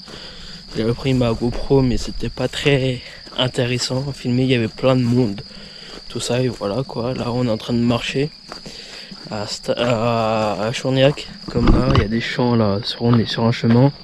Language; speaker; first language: French; native; French